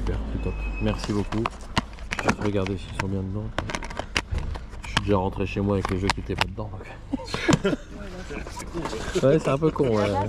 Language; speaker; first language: French; native; French